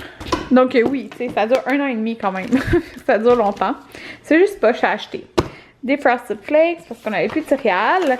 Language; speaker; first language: French; native; French